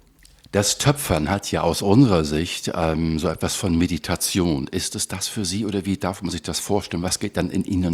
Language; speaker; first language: German; native; German